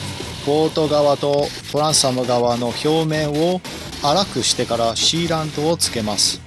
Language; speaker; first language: Japanese; non-native, fluent; English